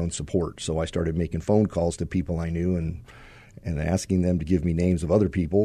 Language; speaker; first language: English; native; English